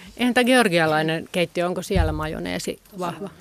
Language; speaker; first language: Finnish; native; Finnish